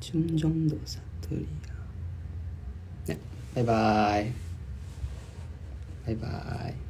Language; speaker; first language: Korean; non-native, learner; Japanese